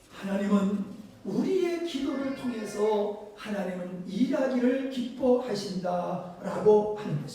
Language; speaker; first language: Korean; native; Korean